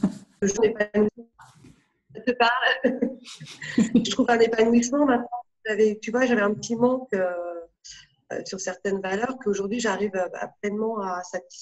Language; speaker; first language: French; native; French